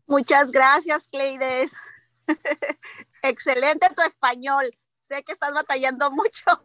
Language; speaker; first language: Spanish; native; Spanish